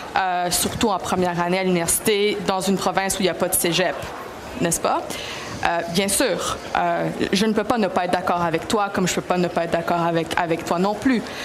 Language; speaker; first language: French; early bilingual, other home language; Greek